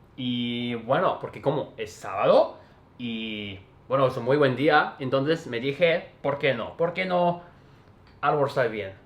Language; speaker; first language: Spanish; non-native, fluent; English